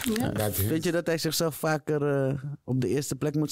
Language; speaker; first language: Dutch; native; Dutch